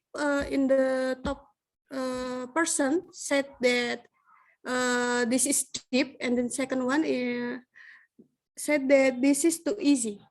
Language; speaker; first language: English; non-native, learner; Indonesian